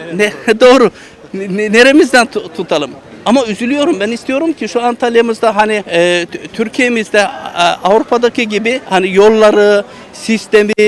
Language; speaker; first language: Turkish; native; Turkish